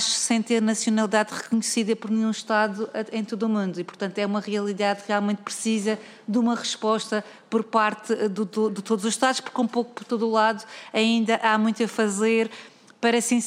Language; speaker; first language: Portuguese; native; Portuguese